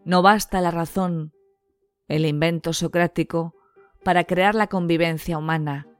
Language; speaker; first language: Spanish; non-native, local second language; Basque